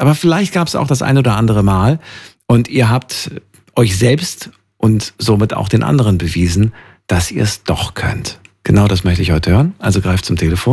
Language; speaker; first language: German; native; German